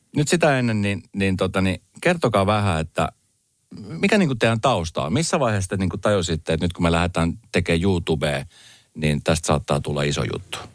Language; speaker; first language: Finnish; native; Finnish